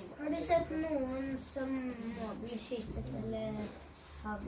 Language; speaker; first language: Norwegian; early bilingual, other home language; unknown